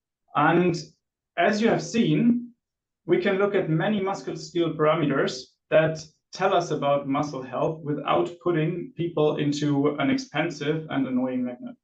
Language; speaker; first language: English; non-native, fluent; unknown